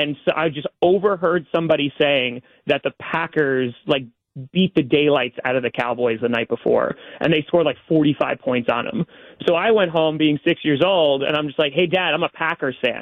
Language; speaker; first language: English; native; English